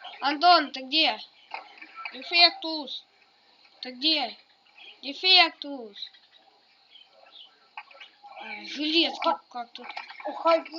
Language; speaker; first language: Russian; native; Russian